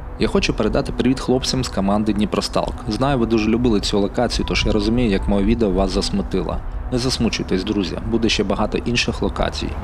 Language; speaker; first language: Ukrainian; non-native, local second language; Russian